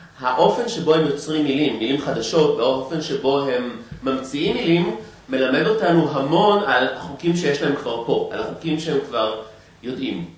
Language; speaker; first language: Hebrew; native; Hebrew